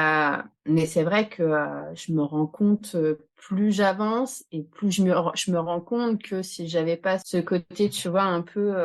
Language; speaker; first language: French; native; French